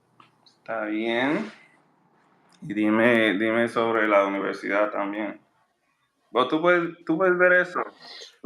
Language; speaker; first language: Spanish; non-native, learner; English